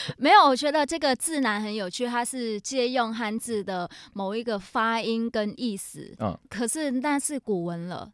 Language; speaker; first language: Chinese; non-native, fluent; Vietnamese